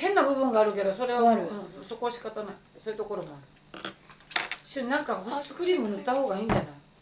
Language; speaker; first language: Japanese; native; Japanese